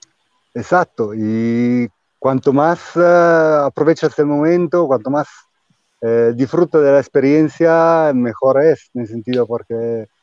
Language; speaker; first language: Spanish; non-native, fluent; Italian